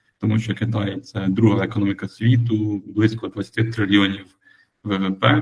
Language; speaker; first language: Ukrainian; native; Ukrainian